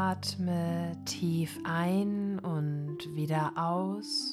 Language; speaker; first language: German; native; German